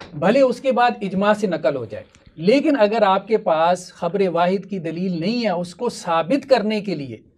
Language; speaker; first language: Urdu; native; Urdu